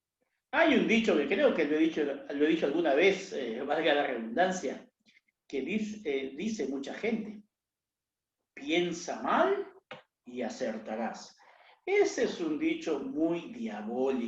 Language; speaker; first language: Spanish; native; Spanish